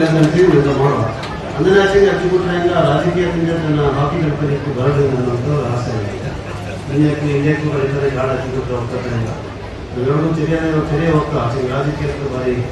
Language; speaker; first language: Kannada; non-native, local second language; Kodava